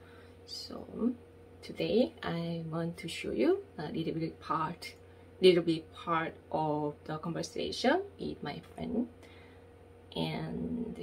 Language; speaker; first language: English; non-native, learner; Korean